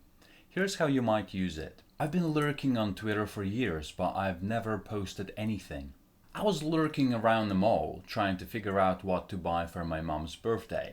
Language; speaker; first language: English; non-native, fluent; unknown